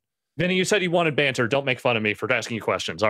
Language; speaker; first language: English; native; English